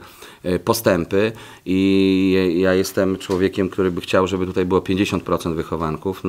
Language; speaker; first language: Polish; native; Polish